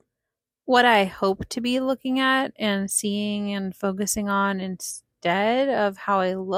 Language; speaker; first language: English; native; English